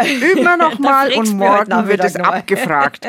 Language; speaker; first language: German; native; German